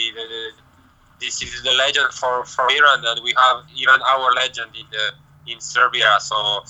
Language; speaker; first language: English; non-native, learner; French